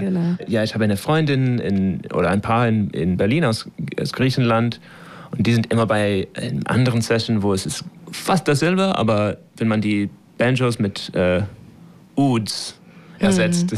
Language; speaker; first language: German; non-native, fluent; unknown